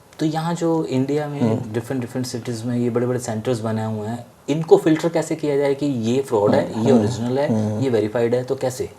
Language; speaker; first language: Hindi; native; Hindi